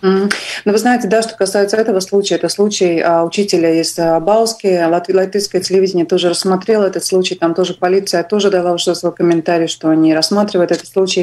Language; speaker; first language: Russian; non-native, local second language; Latvian